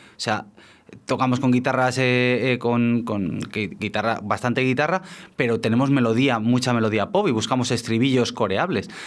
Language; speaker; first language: Spanish; native; Spanish